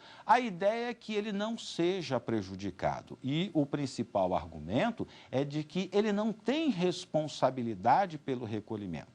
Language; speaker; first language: Portuguese; native; Portuguese